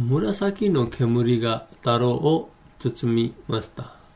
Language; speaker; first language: Japanese; non-native, fluent; Hindi